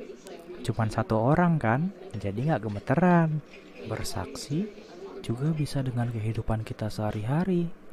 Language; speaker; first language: Indonesian; native; Indonesian